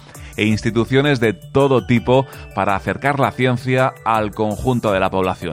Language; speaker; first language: Spanish; native; Spanish